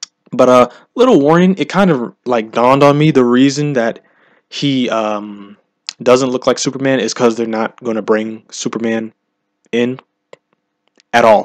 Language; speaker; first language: English; native; English